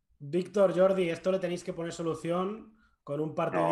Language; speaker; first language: Spanish; native; Spanish